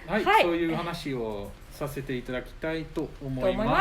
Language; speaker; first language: Japanese; non-native, fluent; Dutch